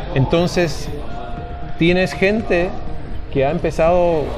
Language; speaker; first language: Spanish; native; Spanish